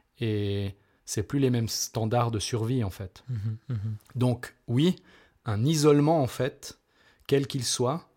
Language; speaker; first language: French; native; French